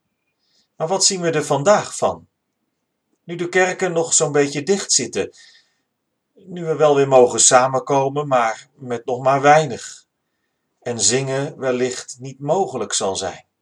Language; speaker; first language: Dutch; native; Dutch